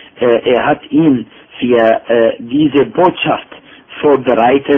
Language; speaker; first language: German; non-native, fluent; Arabic